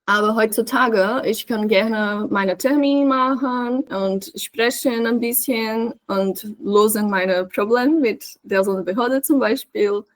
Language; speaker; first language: German; non-native, fluent; Portuguese